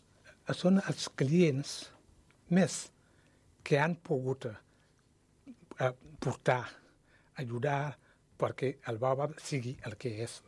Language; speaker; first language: Catalan; non-native, learner; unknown